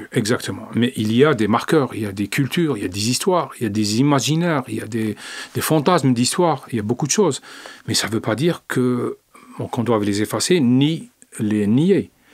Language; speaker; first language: French; non-native, local second language; Arabic